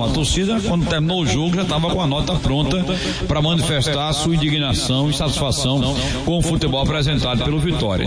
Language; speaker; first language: Portuguese; native; Portuguese